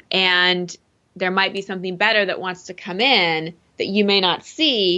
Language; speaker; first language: English; native; English